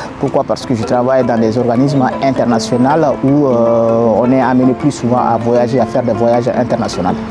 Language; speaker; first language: French; non-native, local second language; Bambara